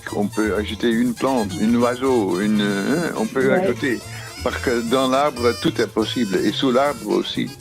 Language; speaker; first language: French; non-native, fluent; Dutch